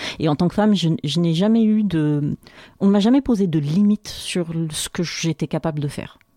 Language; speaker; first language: French; non-native, local second language; Arabic